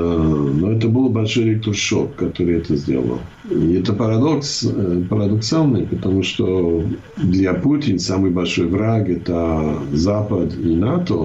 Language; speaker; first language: Russian; non-native, fluent; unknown